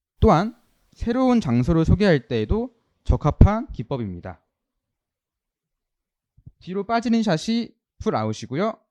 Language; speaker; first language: Korean; native; Korean